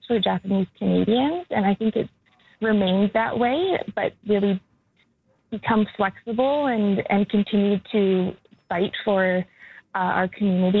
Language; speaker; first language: English; native; English